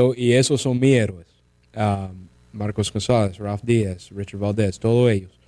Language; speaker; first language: Spanish; early bilingual, heritage; Spanish